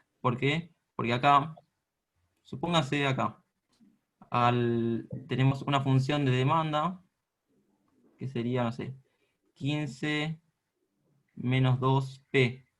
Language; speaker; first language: Spanish; native; Spanish